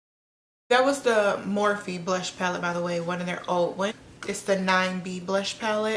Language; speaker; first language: English; native; English